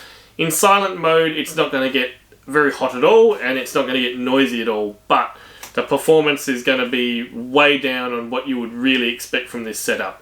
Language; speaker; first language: English; native; English